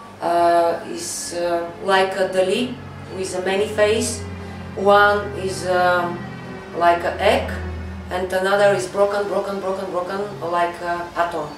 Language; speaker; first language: English; non-native, learner; Bulgarian